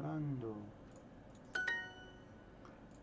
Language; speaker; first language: Japanese; non-native, learner; English